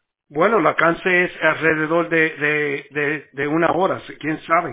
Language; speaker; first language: Spanish; early bilingual, heritage; Spanish